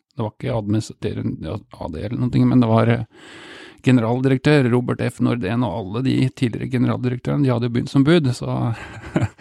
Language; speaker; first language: Norwegian; native; Norwegian